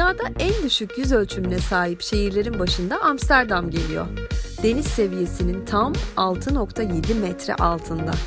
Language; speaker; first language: Turkish; native; Turkish